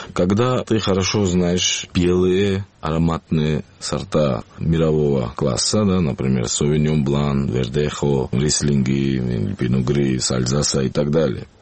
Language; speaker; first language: Russian; non-native, local second language; Georgian